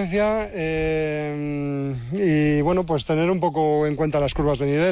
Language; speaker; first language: Spanish; native; Spanish